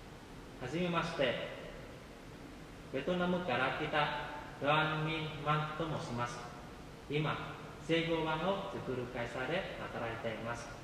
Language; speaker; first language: Japanese; non-native, fluent; Vietnamese